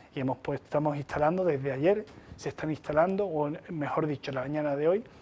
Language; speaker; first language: Spanish; native; Spanish